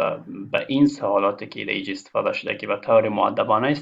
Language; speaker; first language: Persian; native; Persian